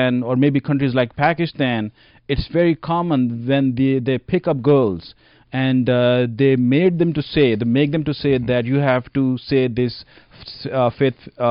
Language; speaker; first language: English; non-native, local second language; Punjabi